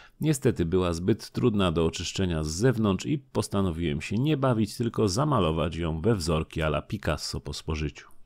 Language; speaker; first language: Polish; native; Polish